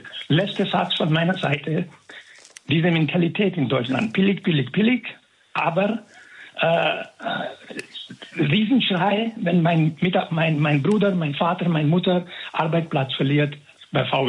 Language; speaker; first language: German; non-native, fluent; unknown